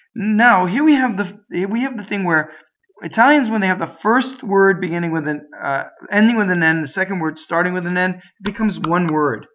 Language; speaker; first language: English; native; English